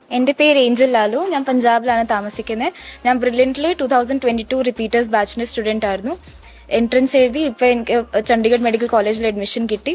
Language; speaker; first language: Malayalam; early bilingual, heritage; Malayalam